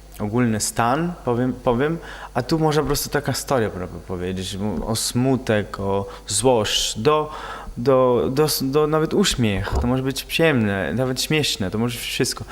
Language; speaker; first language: Polish; non-native, fluent; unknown